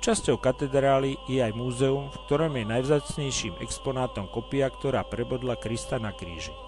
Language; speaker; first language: Slovak; native; Slovak